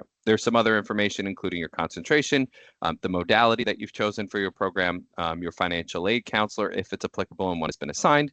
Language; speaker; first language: English; native; English